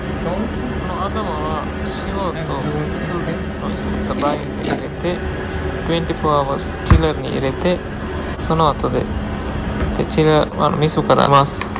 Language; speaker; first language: Japanese; non-native, learner; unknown